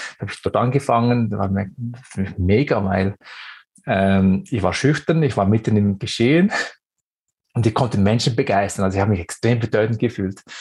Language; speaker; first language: German; early bilingual, other home language; Greek